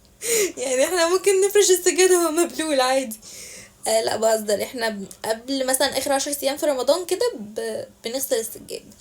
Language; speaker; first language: Arabic; native; Arabic